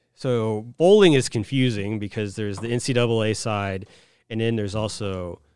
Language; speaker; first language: English; native; English